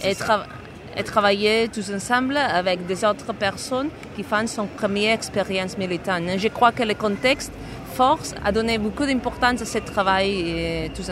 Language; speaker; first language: French; non-native, fluent; Spanish